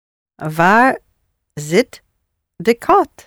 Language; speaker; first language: Dutch; non-native, learner; English